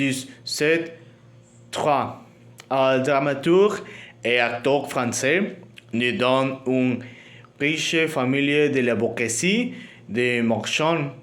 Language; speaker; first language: French; non-native, learner; Spanish